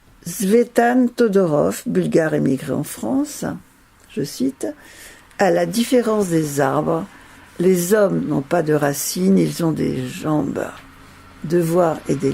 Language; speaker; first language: French; native; French